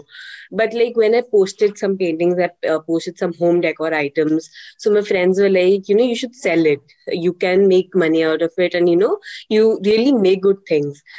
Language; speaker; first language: English; non-native, local second language; Hindi